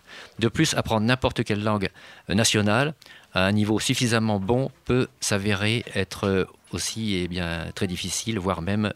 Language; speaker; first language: French; native; French